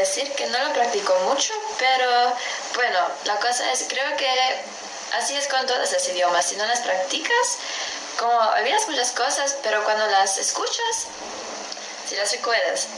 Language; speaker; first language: Spanish; non-native, learner; German